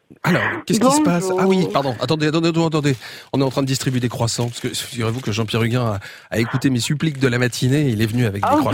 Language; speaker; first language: French; native; French